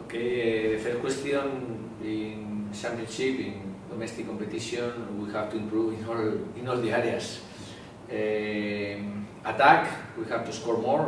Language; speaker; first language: English; non-native, learner; Spanish